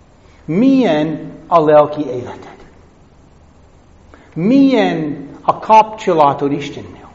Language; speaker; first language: Hungarian; non-native, fluent; English